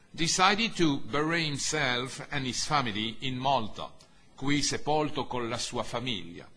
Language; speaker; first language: English; non-native, fluent; French